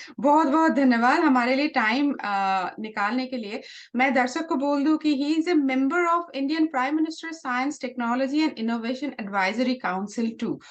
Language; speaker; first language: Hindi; non-native, local second language; Bangla